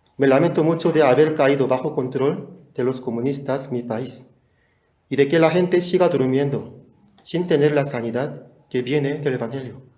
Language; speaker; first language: Spanish; non-native, fluent; Korean